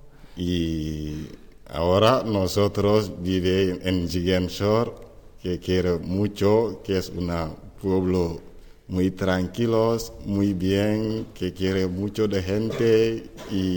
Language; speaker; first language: Spanish; non-native, learner; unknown